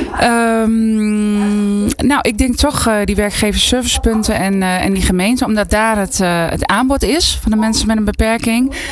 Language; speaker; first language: Dutch; native; Dutch